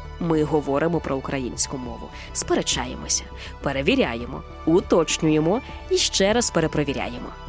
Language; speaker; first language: Ukrainian; native; Ukrainian